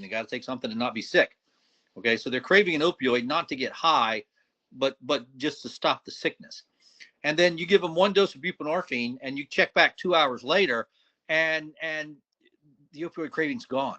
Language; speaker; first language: English; native; English